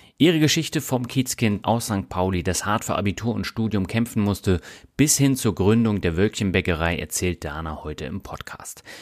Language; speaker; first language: German; native; German